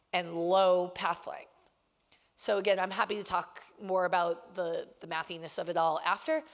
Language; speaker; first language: English; native; English